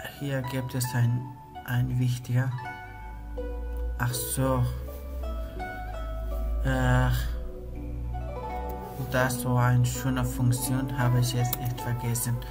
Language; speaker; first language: German; non-native, learner; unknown